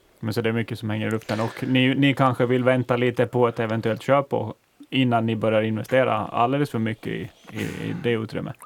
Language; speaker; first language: Swedish; native; Swedish